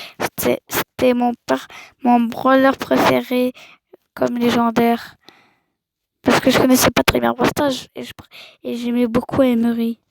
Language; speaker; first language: French; native; French